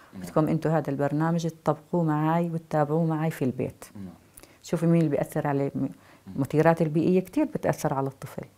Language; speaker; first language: Arabic; native; Arabic